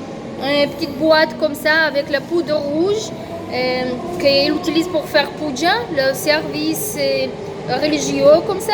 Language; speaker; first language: French; non-native, fluent; Russian